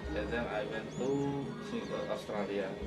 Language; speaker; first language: English; non-native, learner; Indonesian